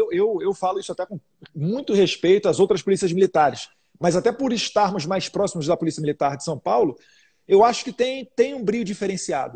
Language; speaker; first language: Portuguese; native; Portuguese